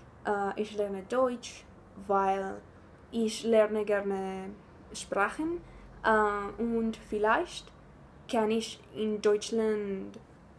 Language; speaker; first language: German; non-native, learner; Spanish